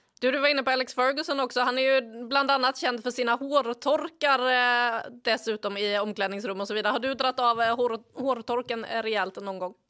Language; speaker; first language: Swedish; native; Swedish